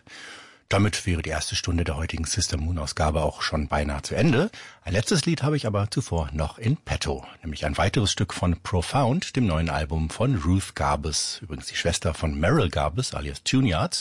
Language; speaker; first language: German; native; German